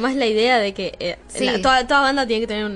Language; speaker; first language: Spanish; native; Spanish